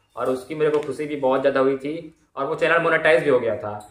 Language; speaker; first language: Hindi; native; Hindi